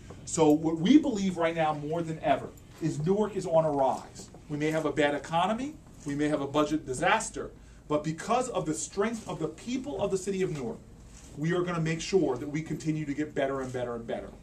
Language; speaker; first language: English; native; English